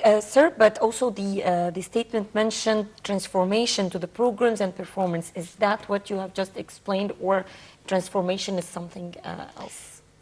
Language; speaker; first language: English; non-native, fluent; Arabic